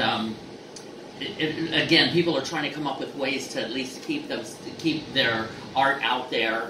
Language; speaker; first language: English; native; English